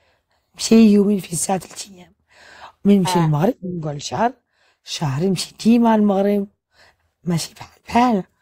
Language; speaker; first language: Arabic; early bilingual, heritage; French